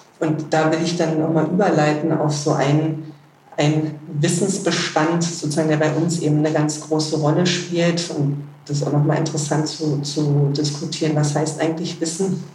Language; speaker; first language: German; native; German